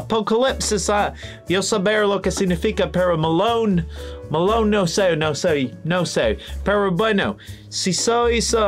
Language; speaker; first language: Spanish; non-native, learner; English